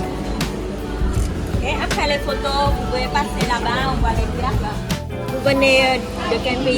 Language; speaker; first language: French; non-native, fluent; Vietnamese